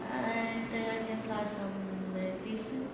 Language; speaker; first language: English; non-native, learner; Vietnamese